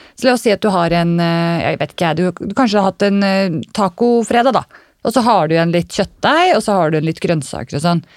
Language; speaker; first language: Norwegian; native; Norwegian